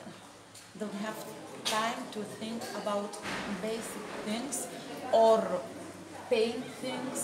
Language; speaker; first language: English; non-native, learner; Lithuanian